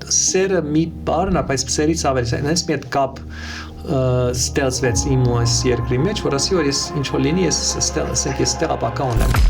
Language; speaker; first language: Armenian; early bilingual, heritage; Armenian